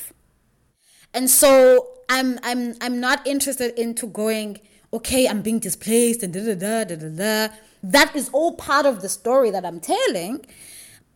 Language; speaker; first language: English; non-native, local second language; Xhosa